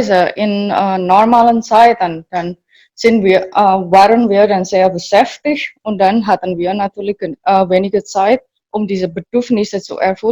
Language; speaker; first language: German; non-native, learner; Indonesian